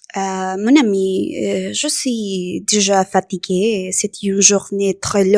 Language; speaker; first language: French; non-native, learner; Spanish